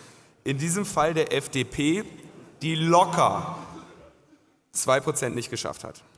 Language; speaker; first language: German; native; German